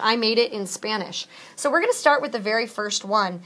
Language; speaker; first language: English; native; English